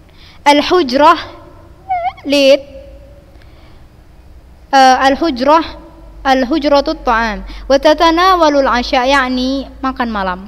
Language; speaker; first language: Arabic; non-native, fluent; Indonesian